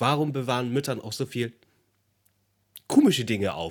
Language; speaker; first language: German; native; German